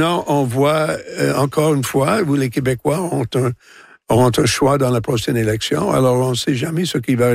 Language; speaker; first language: French; non-native, local second language; English